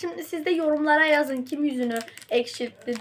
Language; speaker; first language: Turkish; native; Turkish